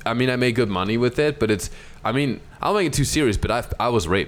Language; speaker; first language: English; non-native, fluent; German